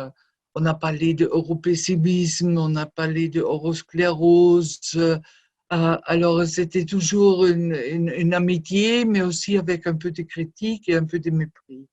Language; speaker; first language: French; non-native, fluent; German